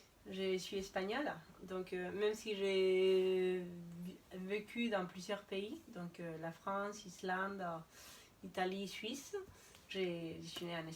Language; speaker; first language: French; non-native, fluent; Spanish